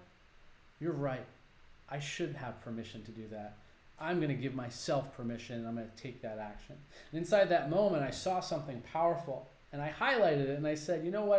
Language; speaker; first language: English; native; English